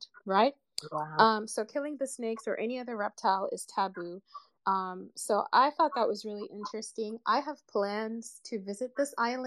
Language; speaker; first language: English; non-native, local second language; Ganda